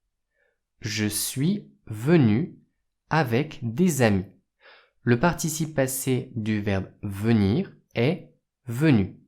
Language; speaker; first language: French; native; French